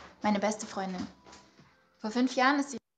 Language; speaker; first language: German; non-native, learner; Bangla